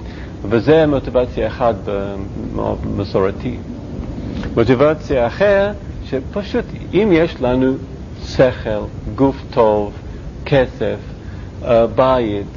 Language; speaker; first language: Hebrew; non-native, learner; English